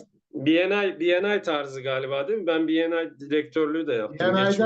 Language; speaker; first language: Turkish; native; Turkish